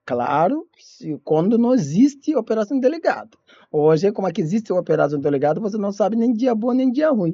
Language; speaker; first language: Portuguese; non-native, learner; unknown